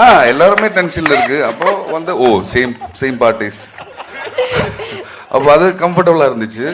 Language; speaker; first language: Tamil; non-native, learner; Malayalam